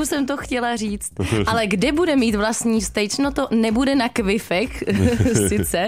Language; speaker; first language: Czech; native; Czech